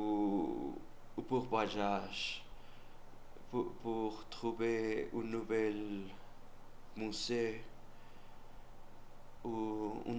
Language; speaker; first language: French; non-native, learner; Spanish